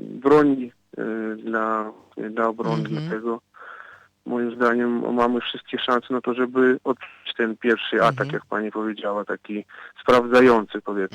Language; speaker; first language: Polish; non-native, fluent; Ukrainian